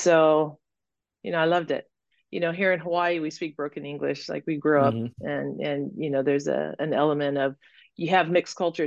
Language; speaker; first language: English; native; English